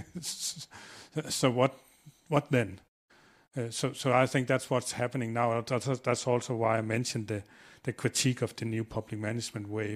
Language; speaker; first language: English; non-native, fluent; Danish